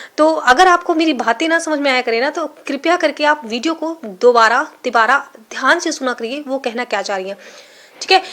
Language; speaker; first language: Hindi; native; Hindi